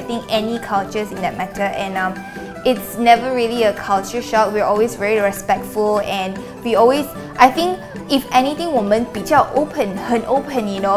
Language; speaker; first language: English; non-native, local second language; Chinese